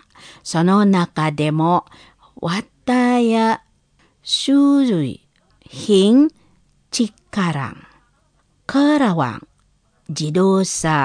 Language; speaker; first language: Japanese; non-native, fluent; Indonesian